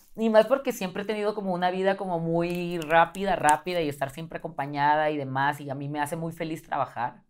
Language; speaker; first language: Spanish; native; Spanish